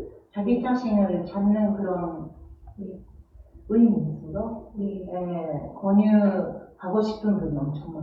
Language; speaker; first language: Korean; non-native, fluent; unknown